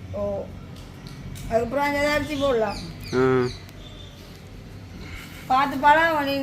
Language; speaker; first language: Tamil; native; Tamil